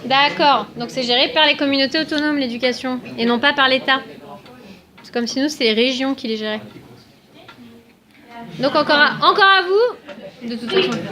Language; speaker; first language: French; native; French